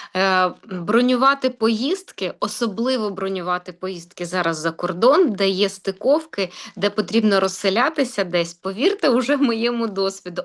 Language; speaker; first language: Ukrainian; native; Ukrainian